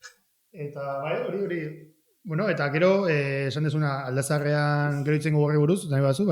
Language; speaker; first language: Basque; native; Basque